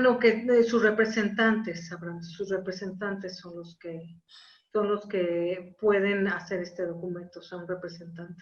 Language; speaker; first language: Spanish; native; Spanish